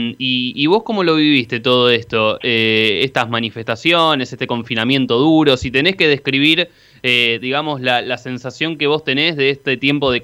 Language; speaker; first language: Spanish; native; Spanish